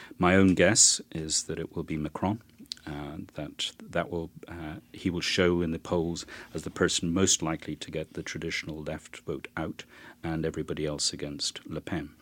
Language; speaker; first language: English; native; English